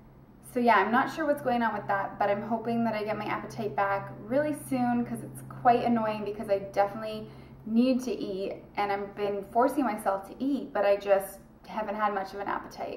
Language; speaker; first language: English; native; English